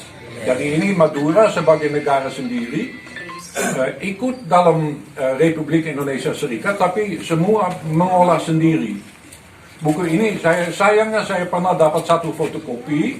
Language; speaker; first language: Indonesian; non-native, fluent; Dutch